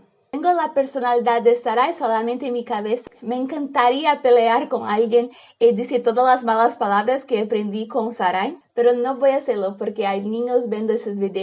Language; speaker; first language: Spanish; non-native, learner; Portuguese